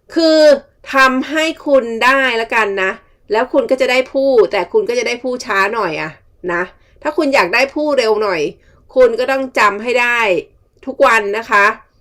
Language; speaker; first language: Thai; native; Thai